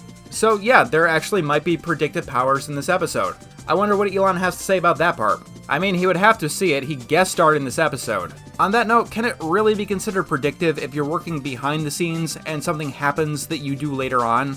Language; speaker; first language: English; native; English